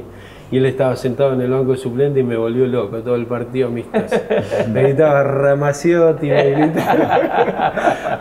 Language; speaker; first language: Spanish; native; Spanish